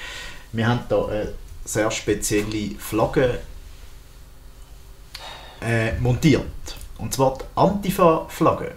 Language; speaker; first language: German; native; German